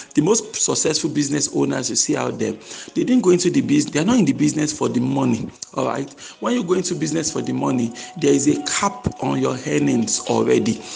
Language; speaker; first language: English; non-native, local second language; Yoruba